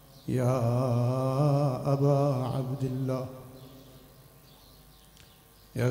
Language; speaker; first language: Arabic; native; Arabic